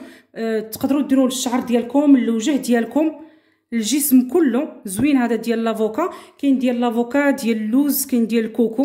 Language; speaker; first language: Arabic; native; Arabic